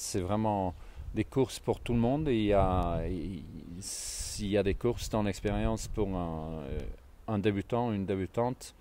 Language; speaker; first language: French; non-native, fluent; Swedish